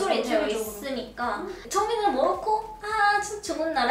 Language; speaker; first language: Korean; non-native, fluent; Arabic